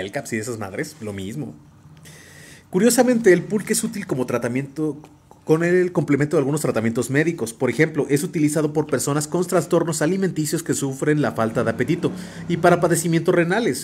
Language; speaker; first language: Spanish; native; Spanish